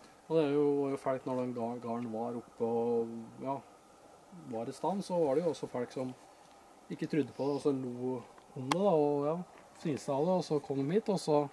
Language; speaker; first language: Norwegian; native; Norwegian